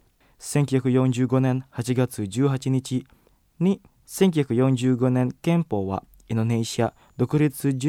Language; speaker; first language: Japanese; non-native, fluent; Indonesian